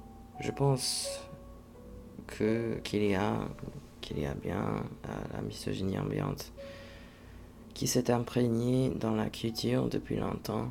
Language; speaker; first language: French; non-native, fluent; English